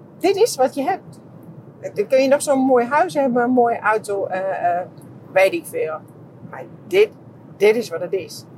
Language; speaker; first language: Dutch; non-native, fluent; Czech